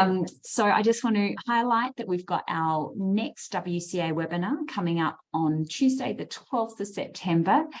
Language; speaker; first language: English; native; English